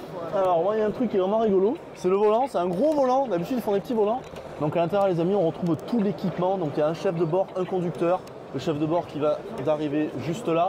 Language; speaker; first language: French; native; French